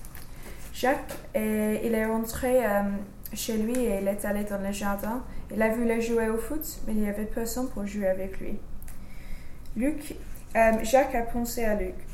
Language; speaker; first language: French; non-native, learner; English